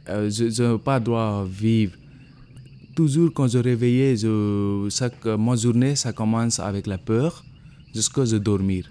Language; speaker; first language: French; non-native, learner; Nepali